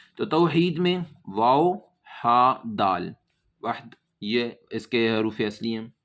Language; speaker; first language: Urdu; non-native, local second language; Punjabi